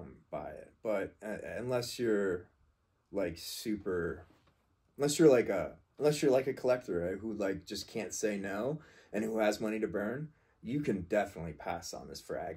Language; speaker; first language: English; native; English